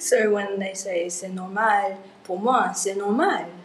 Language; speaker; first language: French; non-native, learner; English